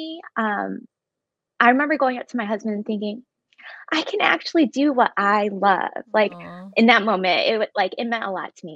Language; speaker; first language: English; native; English